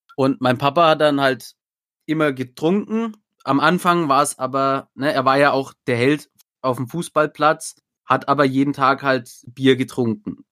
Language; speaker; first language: German; native; German